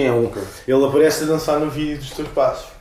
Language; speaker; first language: Portuguese; native; Portuguese